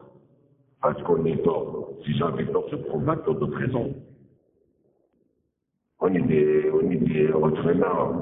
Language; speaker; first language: French; non-native, learner; Arabic